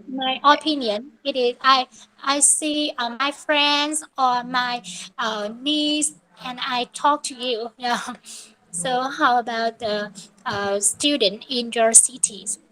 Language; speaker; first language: English; non-native, learner; Vietnamese